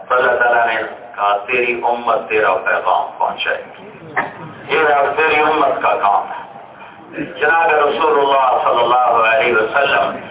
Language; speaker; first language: Urdu; non-native, local second language; Punjabi